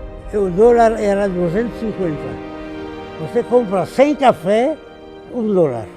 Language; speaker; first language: Portuguese; non-native, fluent; Arabic